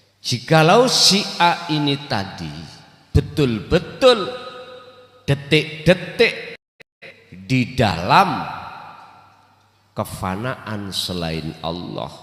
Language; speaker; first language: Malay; non-native, local second language; Javanese